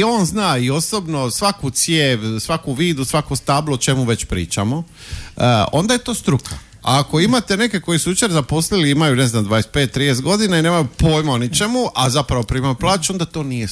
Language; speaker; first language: Croatian; native; Croatian